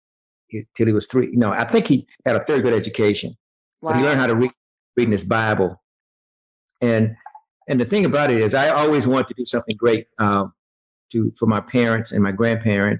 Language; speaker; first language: English; native; English